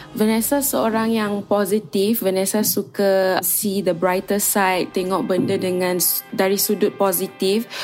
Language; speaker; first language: Malay; native; Malay